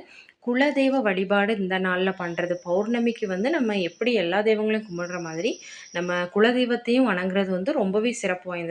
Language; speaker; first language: Tamil; native; Tamil